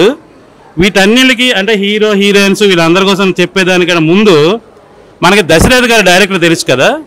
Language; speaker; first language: Telugu; native; Telugu